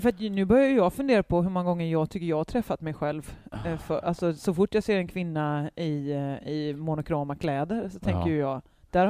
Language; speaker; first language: Swedish; native; Swedish